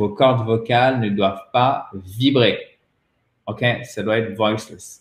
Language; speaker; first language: French; native; French